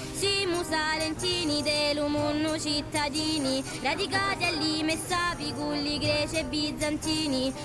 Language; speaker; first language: French; non-native, fluent; Sicilian